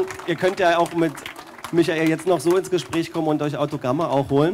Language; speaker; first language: German; native; German